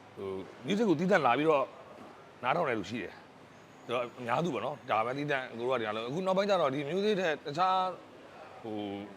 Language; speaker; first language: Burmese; native; Burmese